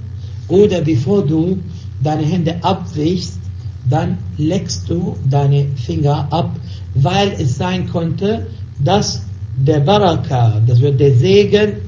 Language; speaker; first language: German; non-native, fluent; Arabic